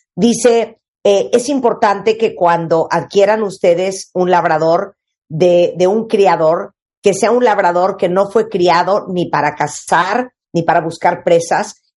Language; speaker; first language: Spanish; native; Spanish